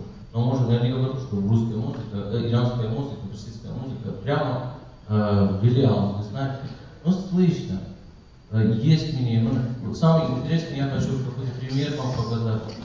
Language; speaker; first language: Russian; non-native, learner; Persian